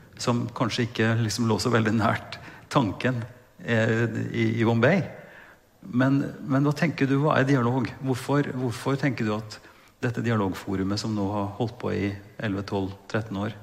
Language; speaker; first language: Norwegian; native; Norwegian